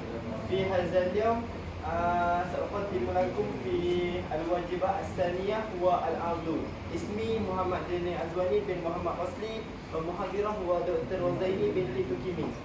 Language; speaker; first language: Arabic; non-native, learner; Malay